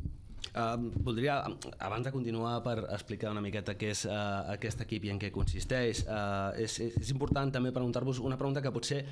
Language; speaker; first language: Catalan; native; Catalan